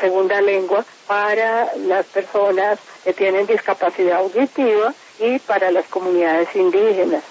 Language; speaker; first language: Spanish; native; Spanish